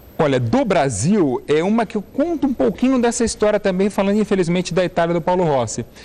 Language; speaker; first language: Portuguese; native; Portuguese